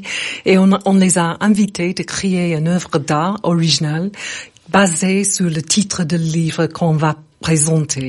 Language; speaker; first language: French; non-native, fluent; English